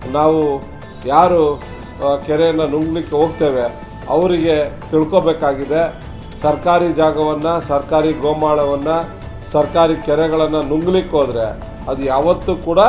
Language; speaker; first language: Kannada; native; Kannada